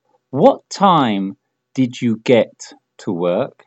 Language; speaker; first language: English; native; English